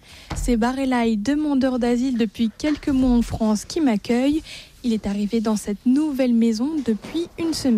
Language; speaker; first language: French; native; French